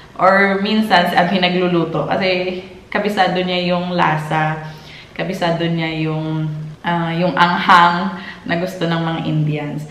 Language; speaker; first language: Filipino; non-native, local second language; Hiligaynon